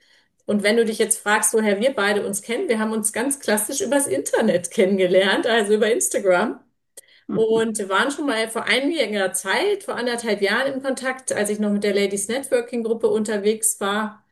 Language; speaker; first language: German; native; German